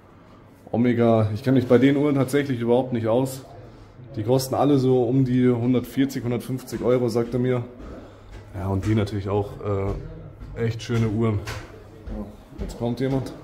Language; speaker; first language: German; native; German